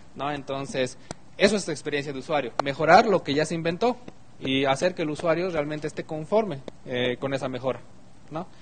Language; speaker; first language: Spanish; native; Spanish